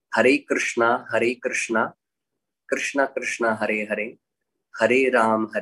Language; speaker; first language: Hindi; native; Hindi